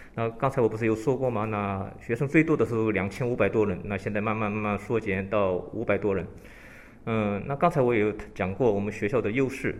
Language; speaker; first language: Chinese; early bilingual, heritage; Chinese